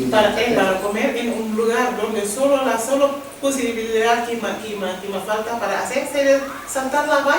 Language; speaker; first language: Spanish; non-native, learner; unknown